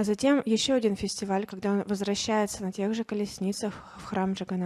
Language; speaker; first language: Russian; native; Russian